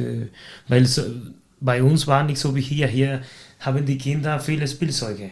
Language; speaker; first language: German; non-native, fluent; Spanish